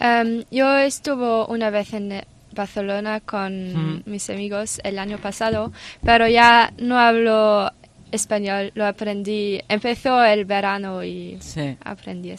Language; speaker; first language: Spanish; non-native, learner; German